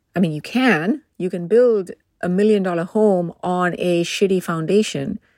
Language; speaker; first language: English; non-native, local second language; Tamil